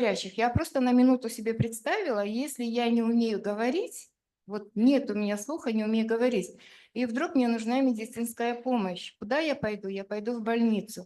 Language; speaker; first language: Russian; native; Russian